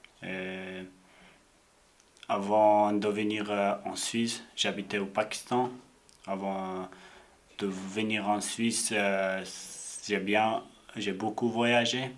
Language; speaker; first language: French; non-native, learner; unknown